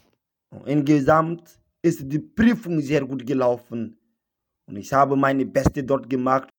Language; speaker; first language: German; non-native, learner; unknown